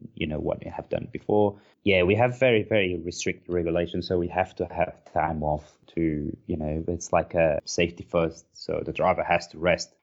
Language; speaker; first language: English; non-native, fluent; Portuguese